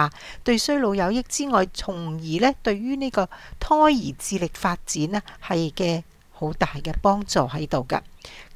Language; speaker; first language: Chinese; non-native, local second language; Cantonese